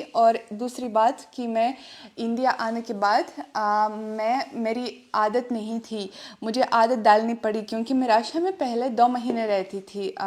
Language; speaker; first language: Hindi; non-native, fluent; Russian